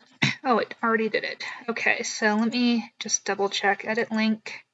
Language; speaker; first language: English; native; English